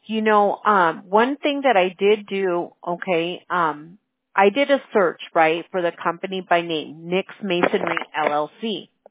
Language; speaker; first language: English; early bilingual, other home language; Spanish